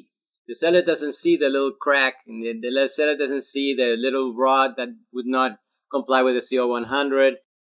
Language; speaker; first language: English; non-native, fluent; Spanish